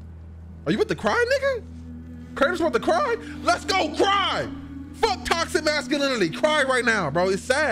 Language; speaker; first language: English; native; English